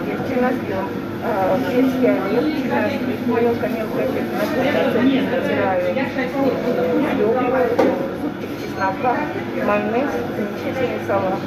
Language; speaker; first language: Russian; native; Russian